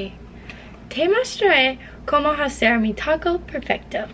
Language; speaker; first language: Spanish; non-native, learner; English